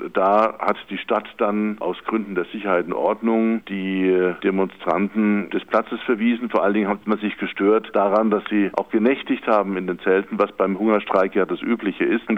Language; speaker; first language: German; native; German